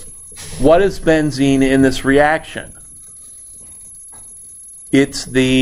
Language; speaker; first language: English; native; English